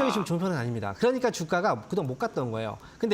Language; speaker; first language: Korean; native; Korean